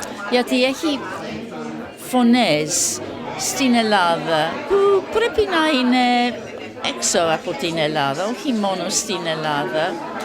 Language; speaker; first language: Greek; non-native, learner; English